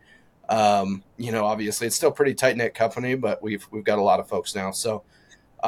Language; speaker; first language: English; native; English